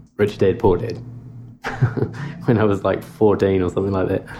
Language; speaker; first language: English; native; English